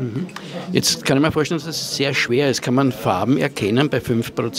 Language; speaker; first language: German; native; German